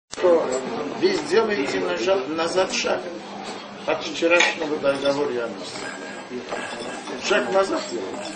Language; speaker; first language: Russian; non-native, local second language; Armenian